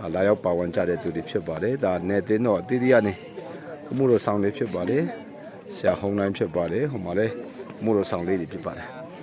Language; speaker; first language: Burmese; non-native, local second language; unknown